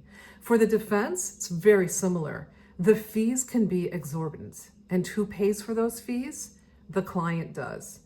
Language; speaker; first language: English; native; English